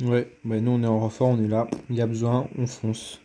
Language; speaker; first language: French; native; French